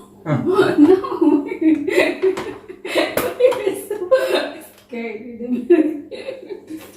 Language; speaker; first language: English; non-native, local second language; Filipino